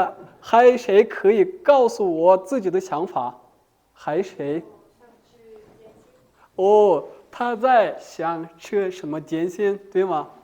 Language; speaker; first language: Chinese; non-native, fluent; Kyrgyz